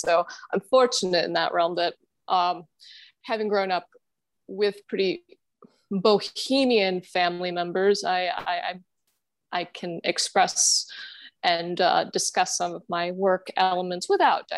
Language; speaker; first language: English; non-native, fluent; German